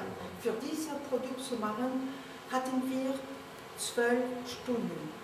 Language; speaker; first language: German; non-native, learner; French